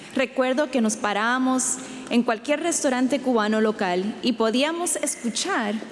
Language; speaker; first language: Spanish; early bilingual, heritage; Spanish